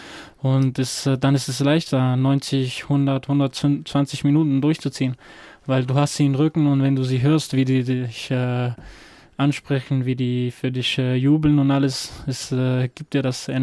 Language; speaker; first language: German; non-native, fluent; Croatian